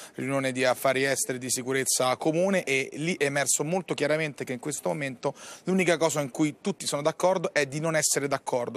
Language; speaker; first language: Italian; native; Italian